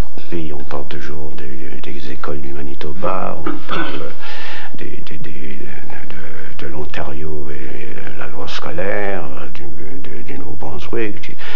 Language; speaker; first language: French; native; French